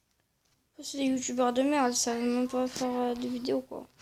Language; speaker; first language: French; native; French